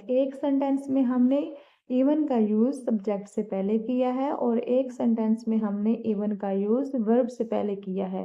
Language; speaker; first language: Urdu; native; Urdu